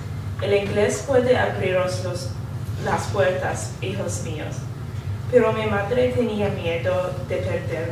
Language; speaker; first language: Spanish; non-native, learner; Arabic